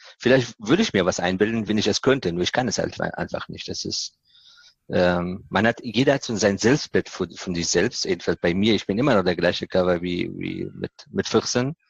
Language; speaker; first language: German; non-native, fluent; Persian